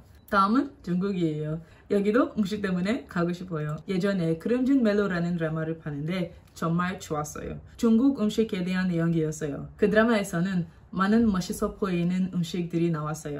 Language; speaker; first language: Korean; non-native, learner; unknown